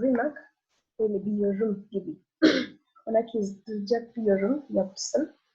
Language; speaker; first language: Turkish; non-native, learner; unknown